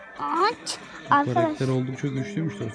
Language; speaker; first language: Turkish; native; Turkish